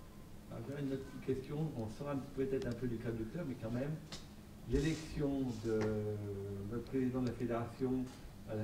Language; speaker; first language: French; native; French